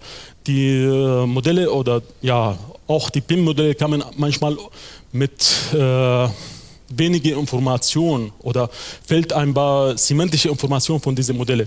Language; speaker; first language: German; non-native, fluent; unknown